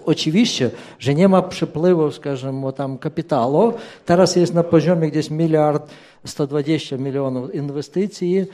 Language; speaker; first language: Polish; non-native, fluent; Ukrainian